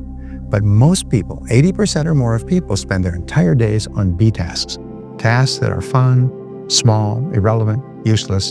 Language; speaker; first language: English; native; English